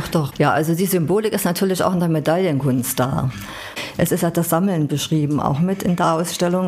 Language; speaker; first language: German; native; German